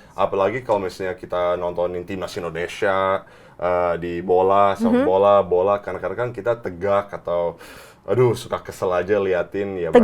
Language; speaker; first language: Indonesian; non-native, fluent; English